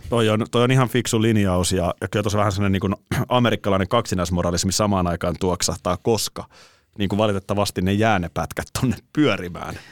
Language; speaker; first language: Finnish; native; Finnish